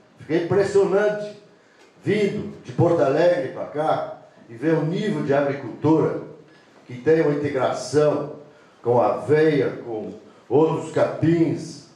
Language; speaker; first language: Portuguese; non-native, fluent; English